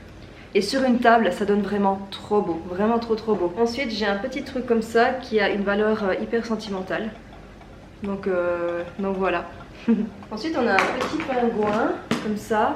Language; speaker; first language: French; native; French